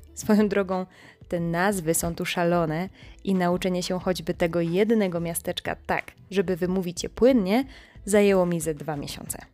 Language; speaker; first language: Polish; native; Polish